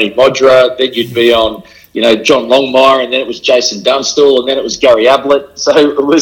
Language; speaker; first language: English; native; English